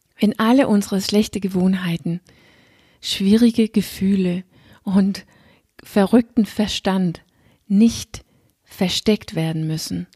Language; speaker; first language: German; non-native, fluent; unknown